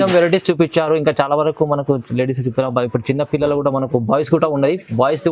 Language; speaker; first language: Telugu; native; Telugu